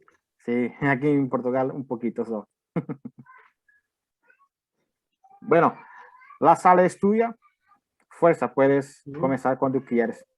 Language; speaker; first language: Spanish; non-native, fluent; Portuguese